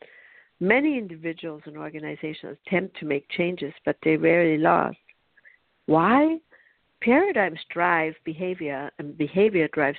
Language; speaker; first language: English; non-native, fluent; German